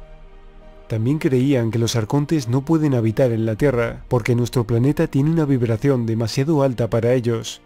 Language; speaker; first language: Spanish; native; Spanish